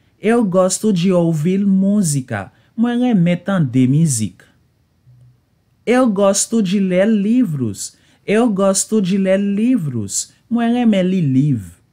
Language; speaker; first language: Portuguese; non-native, learner; Haitian Creole